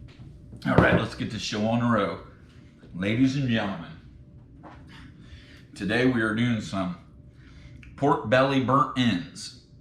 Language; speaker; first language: English; native; English